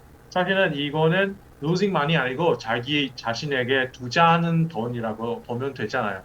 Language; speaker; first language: Korean; early bilingual, heritage; English